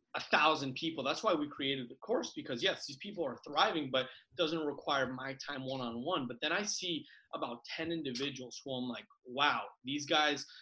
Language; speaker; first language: English; early bilingual, other home language; Spanish